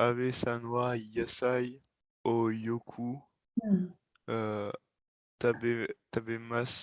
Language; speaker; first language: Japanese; non-native, learner; French